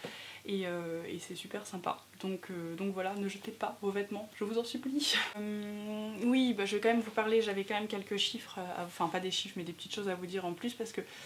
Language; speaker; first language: French; native; French